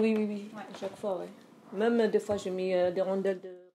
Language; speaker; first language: French; non-native, learner; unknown